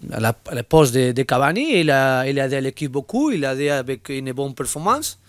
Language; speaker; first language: French; non-native, learner; Spanish